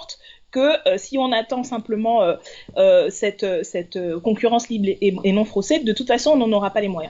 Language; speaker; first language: French; native; French